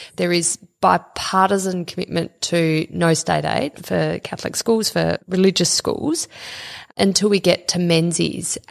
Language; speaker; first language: English; native; English